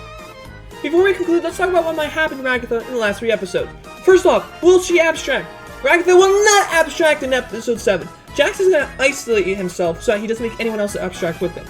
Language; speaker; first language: English; native; English